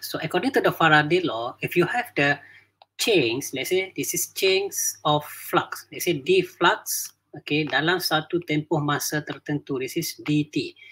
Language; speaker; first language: English; non-native, local second language; Malay